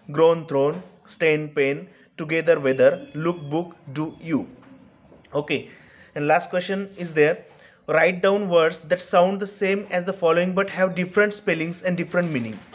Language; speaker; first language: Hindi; non-native, local second language; Marathi